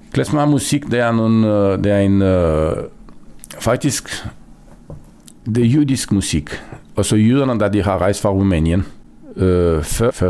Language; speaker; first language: Danish; non-native, fluent; Romanian